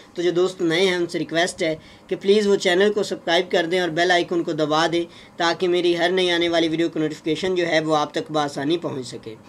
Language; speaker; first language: Urdu; native; Urdu